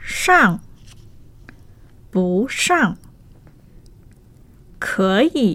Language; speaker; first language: Chinese; non-native, fluent; Thai